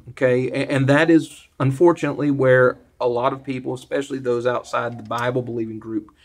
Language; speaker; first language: English; native; English